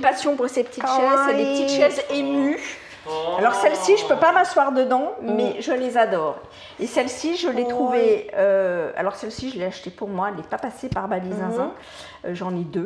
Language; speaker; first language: French; native; French